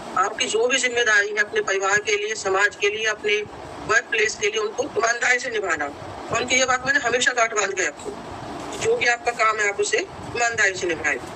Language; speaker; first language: Hindi; native; Hindi